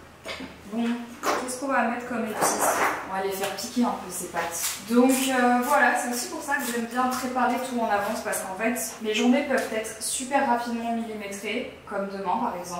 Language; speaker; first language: French; native; French